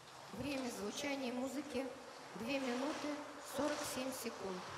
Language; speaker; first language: Russian; native; Russian